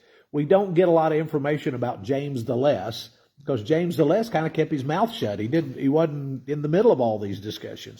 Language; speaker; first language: English; native; English